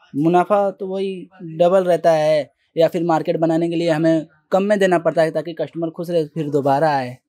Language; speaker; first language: Hindi; native; Hindi